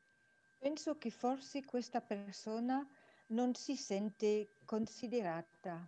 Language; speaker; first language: Italian; non-native, learner; French